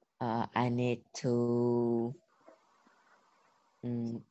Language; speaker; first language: English; non-native, learner; Vietnamese